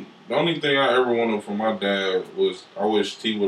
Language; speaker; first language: English; native; English